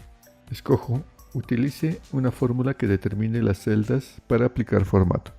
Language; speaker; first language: Spanish; native; Spanish